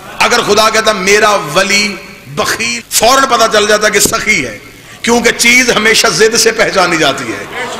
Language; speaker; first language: Urdu; native; Urdu